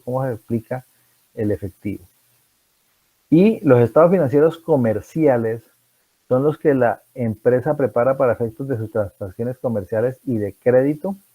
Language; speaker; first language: Spanish; native; Spanish